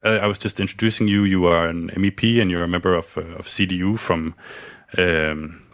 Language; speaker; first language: English; non-native, fluent; Danish